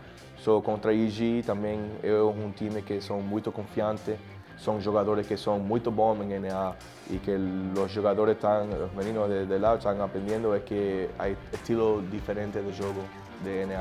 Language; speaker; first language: Portuguese; non-native, learner; Spanish